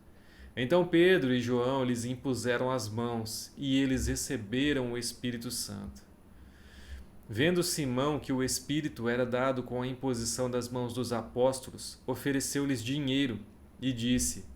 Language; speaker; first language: Portuguese; native; Portuguese